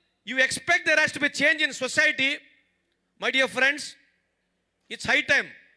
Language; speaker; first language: English; non-native, local second language; Kannada